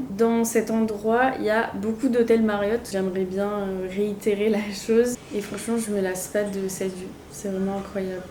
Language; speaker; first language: French; native; French